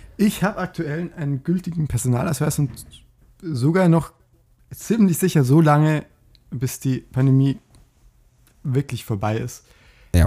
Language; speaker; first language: German; native; German